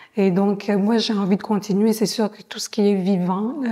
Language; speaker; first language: French; native; French